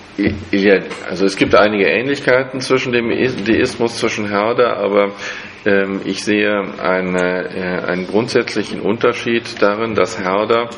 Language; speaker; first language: German; non-native, fluent; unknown